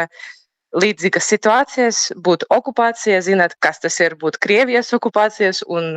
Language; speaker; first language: Latvian; non-native, learner; Ukrainian